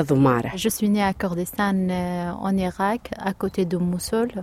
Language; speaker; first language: French; non-native, learner; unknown